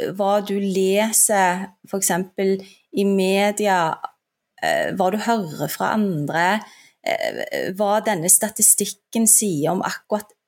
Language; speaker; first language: Norwegian; early bilingual, other home language; Turkish